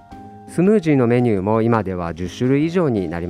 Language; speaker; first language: Japanese; native; Japanese